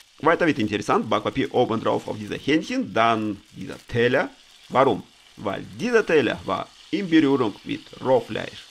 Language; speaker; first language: German; non-native, learner; Russian